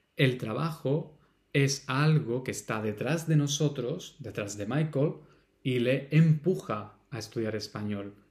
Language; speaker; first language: Spanish; native; Spanish